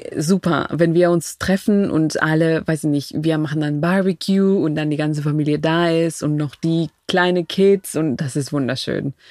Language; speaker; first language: German; non-native, fluent; Spanish